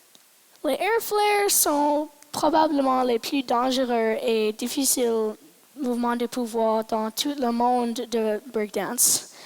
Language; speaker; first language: French; non-native, local second language; English